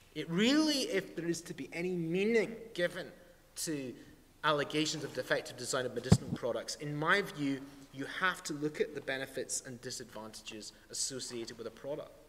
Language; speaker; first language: English; native; English